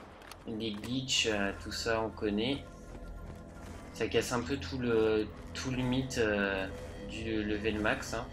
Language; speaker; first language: French; native; French